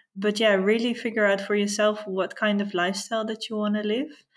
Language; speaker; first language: English; non-native, fluent; Dutch